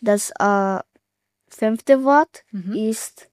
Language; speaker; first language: German; early bilingual, other home language; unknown